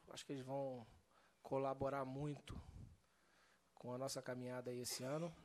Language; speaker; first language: Portuguese; native; Portuguese